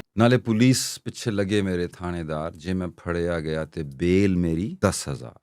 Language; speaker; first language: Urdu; non-native, local second language; Punjabi